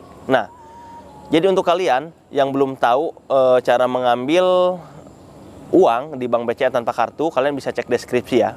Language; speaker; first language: Indonesian; native; Indonesian